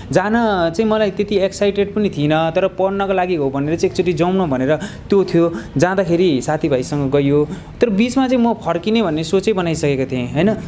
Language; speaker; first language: Nepali; native; Nepali